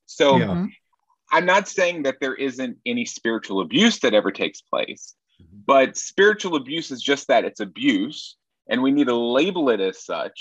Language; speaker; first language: English; native; English